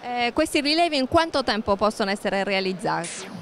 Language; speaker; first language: Italian; native; Italian